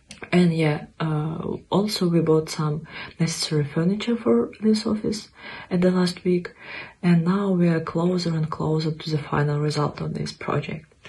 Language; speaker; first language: English; non-native, fluent; Ukrainian